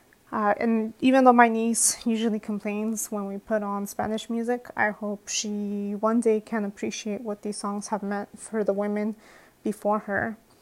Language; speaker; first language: English; early bilingual, other home language; Spanish